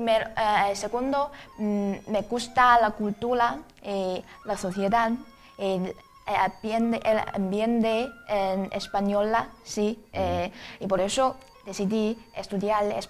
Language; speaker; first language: Spanish; non-native, fluent; Chinese